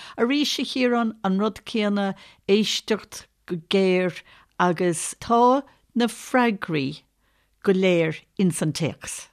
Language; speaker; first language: Irish; native; Irish